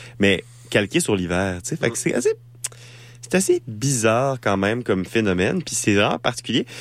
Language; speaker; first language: French; native; French